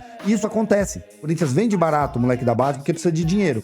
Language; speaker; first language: Portuguese; native; Portuguese